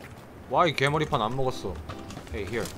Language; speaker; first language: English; non-native, learner; Korean